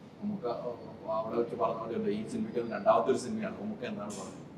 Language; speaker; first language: Malayalam; native; Malayalam